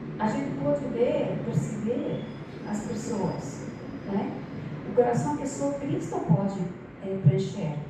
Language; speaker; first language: Portuguese; non-native, fluent; Spanish